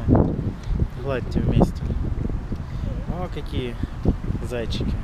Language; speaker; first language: Russian; native; Russian